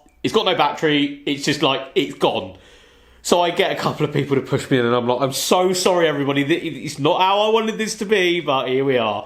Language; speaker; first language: English; native; English